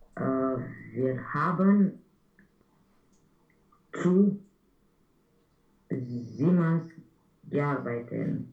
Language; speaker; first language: German; non-native, learner; Romanian